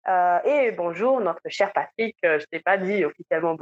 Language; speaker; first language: French; native; French